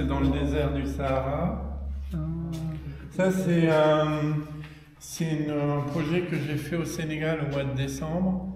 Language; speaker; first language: French; native; French